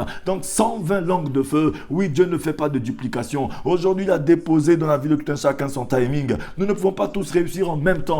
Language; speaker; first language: French; non-native, local second language; Lingala